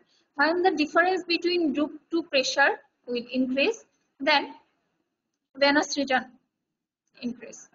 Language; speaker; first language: English; non-native, local second language; Bangla